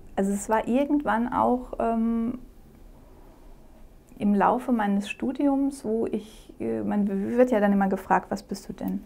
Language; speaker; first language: German; early bilingual, other home language; Croatian